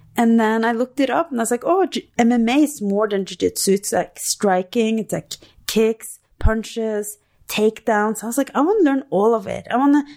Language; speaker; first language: English; non-native, fluent; Norwegian